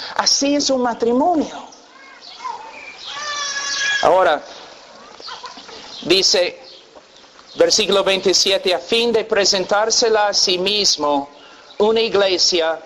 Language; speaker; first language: Spanish; non-native, fluent; English